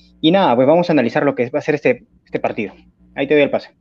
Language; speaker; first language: Spanish; native; Spanish